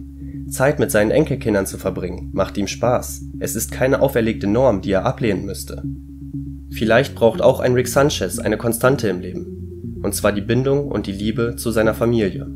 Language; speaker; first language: German; native; German